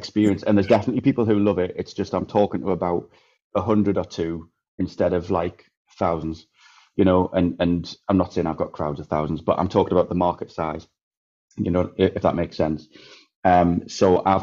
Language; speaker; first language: English; native; English